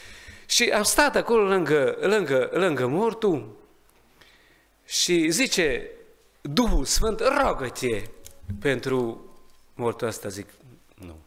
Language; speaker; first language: Romanian; non-native, learner; Hungarian